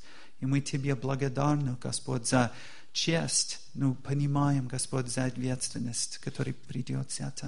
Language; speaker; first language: Russian; non-native, fluent; English